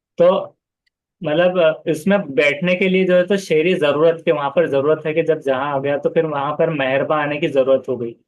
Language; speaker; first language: Hindi; non-native, local second language; Urdu